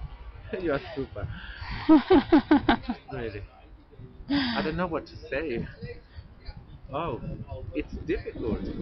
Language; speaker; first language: English; non-native, learner; Spanish